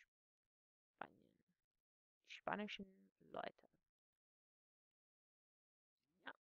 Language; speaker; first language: German; non-native, fluent; English